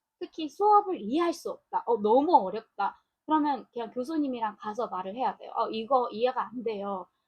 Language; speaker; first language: Korean; non-native, fluent; Mongolian